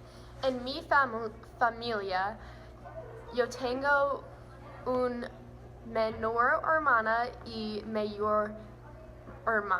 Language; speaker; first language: Spanish; non-native, learner; English